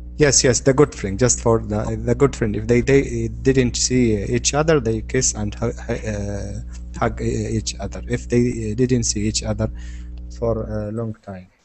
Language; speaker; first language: English; non-native, learner; Arabic